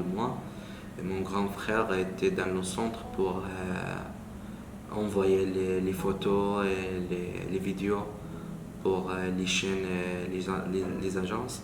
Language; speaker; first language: French; non-native, learner; Arabic